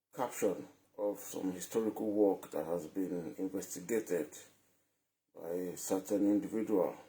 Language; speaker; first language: English; non-native, local second language; Yoruba